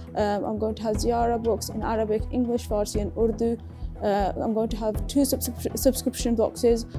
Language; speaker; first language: English; native; English